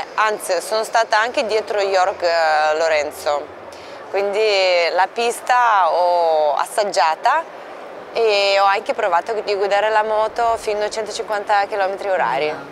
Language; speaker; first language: Italian; non-native, fluent; Russian